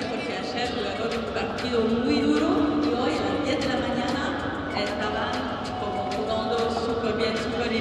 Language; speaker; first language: Spanish; non-native, fluent; French